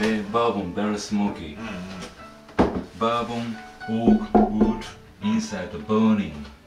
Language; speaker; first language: English; non-native, learner; Japanese